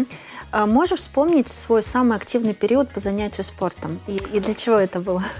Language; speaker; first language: Russian; native; Russian